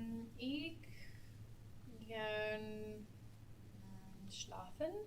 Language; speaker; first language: German; non-native, learner; English